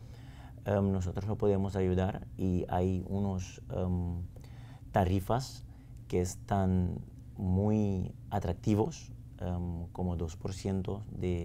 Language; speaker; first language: Spanish; non-native, fluent; Papiamento